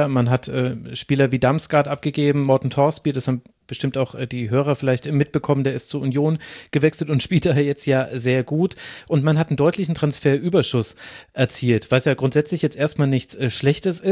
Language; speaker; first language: German; native; German